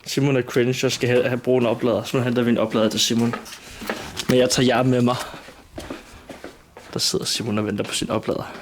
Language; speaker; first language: Danish; native; Danish